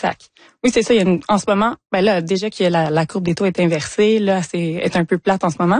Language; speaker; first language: French; native; French